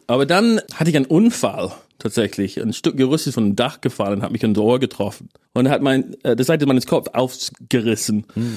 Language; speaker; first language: German; non-native, fluent; English